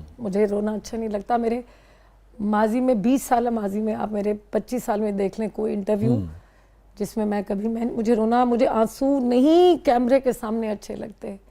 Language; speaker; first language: Urdu; non-native, local second language; Punjabi